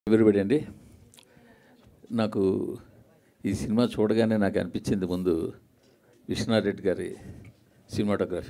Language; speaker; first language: Telugu; native; Telugu